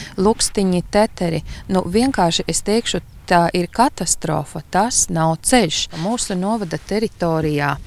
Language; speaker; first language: Latvian; native; Latvian